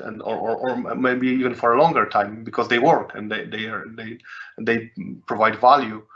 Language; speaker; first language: English; non-native, fluent; Polish